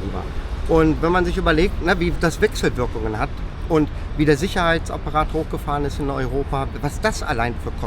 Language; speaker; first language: German; native; German